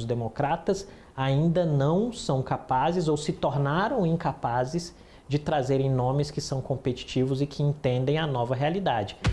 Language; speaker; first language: Portuguese; native; Portuguese